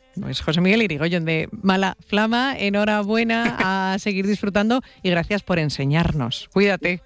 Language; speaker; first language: Spanish; native; Spanish